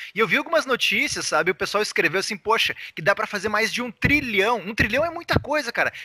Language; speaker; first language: Portuguese; native; Portuguese